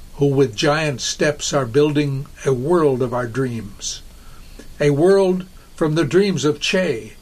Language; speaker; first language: English; native; English